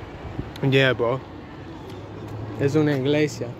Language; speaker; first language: Spanish; non-native, learner; English